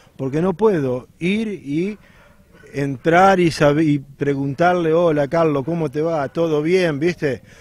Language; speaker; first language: Spanish; native; Spanish